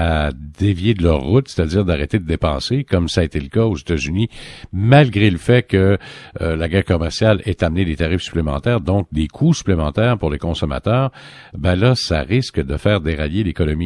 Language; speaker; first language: French; native; French